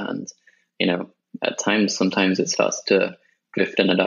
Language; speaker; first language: English; native; English